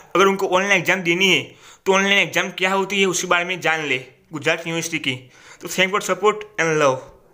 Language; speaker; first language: Hindi; non-native, local second language; Gujarati